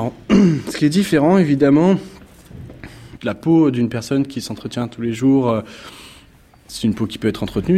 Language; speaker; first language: French; native; French